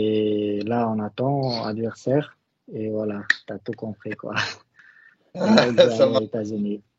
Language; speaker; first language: French; non-native, learner; Russian